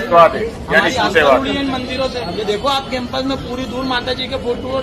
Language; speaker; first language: Hindi; native; Hindi